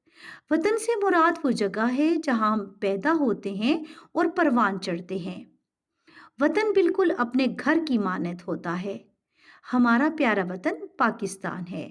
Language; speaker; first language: Urdu; native; Urdu